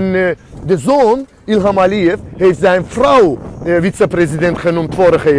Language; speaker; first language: Dutch; non-native, fluent; Azerbaijani